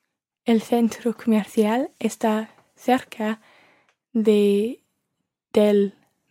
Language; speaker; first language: Spanish; non-native, learner; English